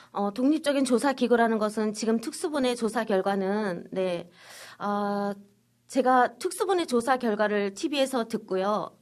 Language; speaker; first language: Korean; native; Korean